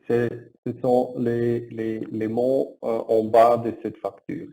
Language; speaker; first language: French; non-native, learner; German